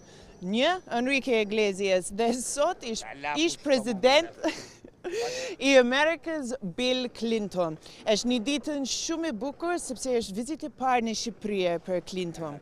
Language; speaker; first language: Albanian; non-native, learner; English